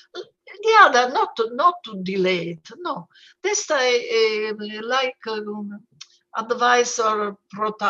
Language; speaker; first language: English; non-native, fluent; Italian